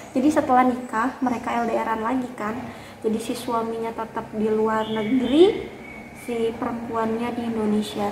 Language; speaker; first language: Indonesian; native; Indonesian